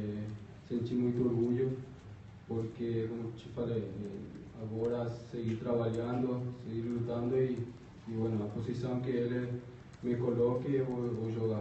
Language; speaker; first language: Portuguese; non-native, fluent; Spanish